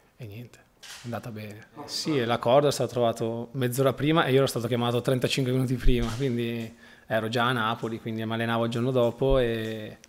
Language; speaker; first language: Italian; native; Italian